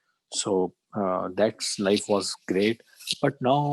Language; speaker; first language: English; non-native, learner; Urdu